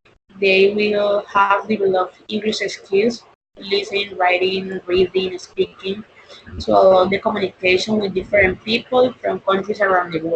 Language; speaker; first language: English; non-native, learner; Spanish